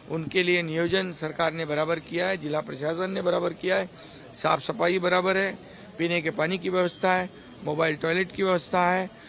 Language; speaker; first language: Hindi; non-native, local second language; Marathi